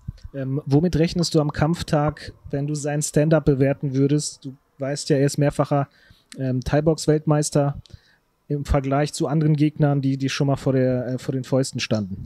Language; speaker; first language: German; native; German